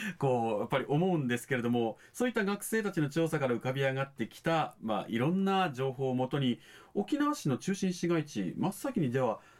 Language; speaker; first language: Japanese; native; Japanese